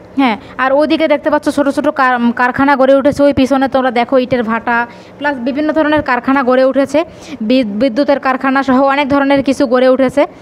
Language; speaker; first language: Bangla; native; Bangla